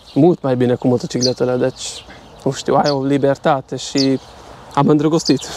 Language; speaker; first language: Romanian; non-native, local second language; Hungarian